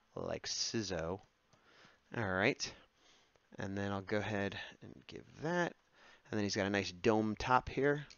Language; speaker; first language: English; native; English